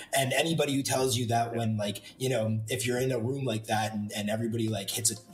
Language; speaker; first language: English; native; English